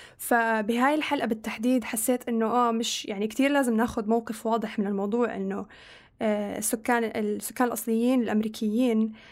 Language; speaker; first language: Arabic; native; Arabic